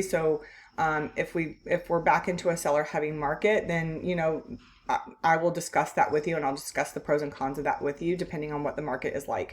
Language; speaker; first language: English; native; English